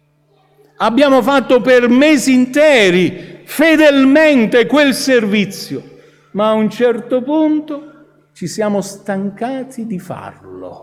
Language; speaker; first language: Italian; native; Italian